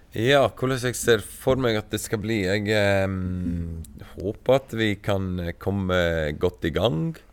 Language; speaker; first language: Norwegian; native; Norwegian